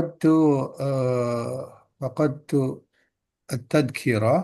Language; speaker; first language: Arabic; non-native, learner; Indonesian